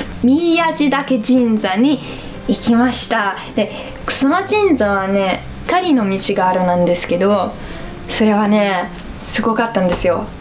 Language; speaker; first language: Japanese; non-native, fluent; Italian